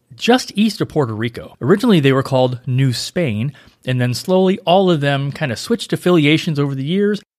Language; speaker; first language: English; native; English